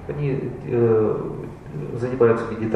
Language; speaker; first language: Russian; native; Russian